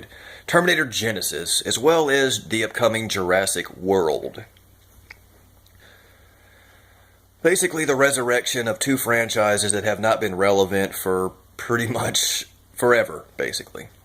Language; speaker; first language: English; native; English